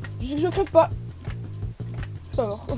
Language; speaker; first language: French; native; French